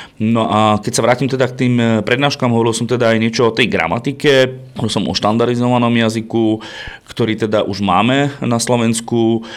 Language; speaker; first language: Slovak; non-native, local second language; Romany